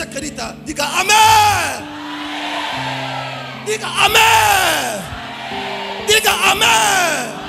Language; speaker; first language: Portuguese; non-native, learner; Lingala